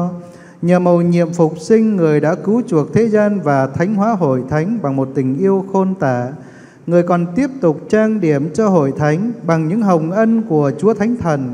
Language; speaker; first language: Vietnamese; native; Vietnamese